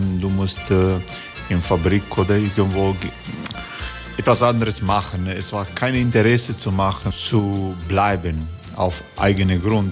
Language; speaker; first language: German; non-native, fluent; Croatian